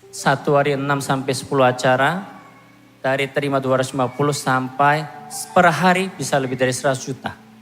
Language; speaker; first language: Indonesian; non-native, fluent; Korean